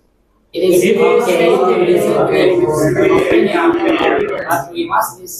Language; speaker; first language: English; non-native, learner; Indonesian